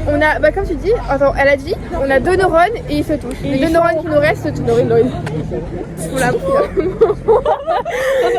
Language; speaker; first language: French; native; French